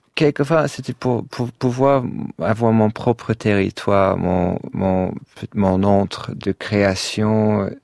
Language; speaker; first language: French; non-native, fluent; English